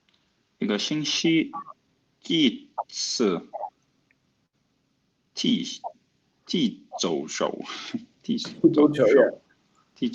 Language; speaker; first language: Chinese; non-native, learner; Swedish